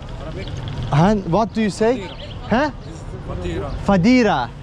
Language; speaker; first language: English; non-native, learner; Turkish